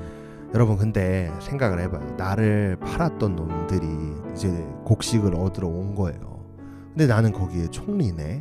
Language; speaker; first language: Korean; native; Korean